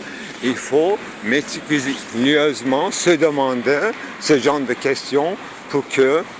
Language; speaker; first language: French; non-native, fluent; Turkish